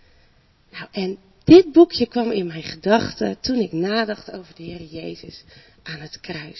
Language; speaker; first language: Dutch; native; Dutch